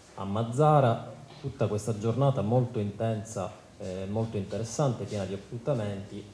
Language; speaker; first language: Italian; native; Italian